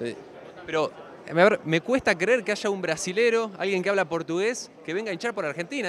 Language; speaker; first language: Spanish; native; Spanish